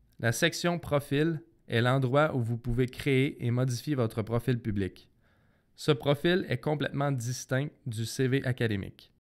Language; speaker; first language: French; native; French